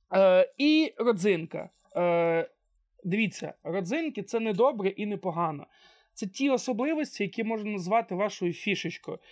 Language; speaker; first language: Ukrainian; non-native, local second language; Russian